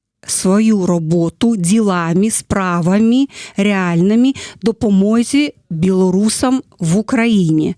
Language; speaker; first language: Ukrainian; non-native, fluent; Russian